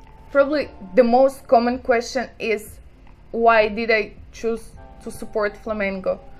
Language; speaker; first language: English; non-native, fluent; Russian